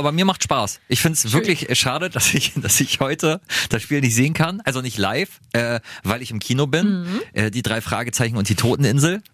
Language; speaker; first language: German; native; German